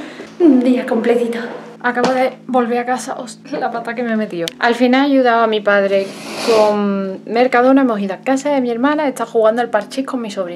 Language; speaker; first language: Spanish; native; Spanish